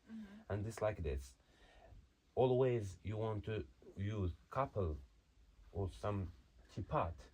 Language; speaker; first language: English; non-native, learner; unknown